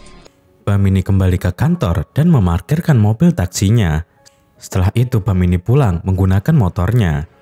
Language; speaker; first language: Indonesian; native; Indonesian